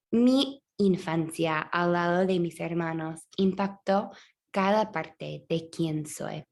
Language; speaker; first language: Spanish; non-native, fluent; English